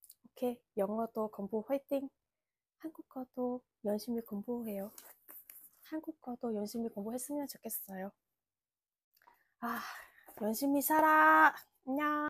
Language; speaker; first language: Korean; non-native, fluent; Vietnamese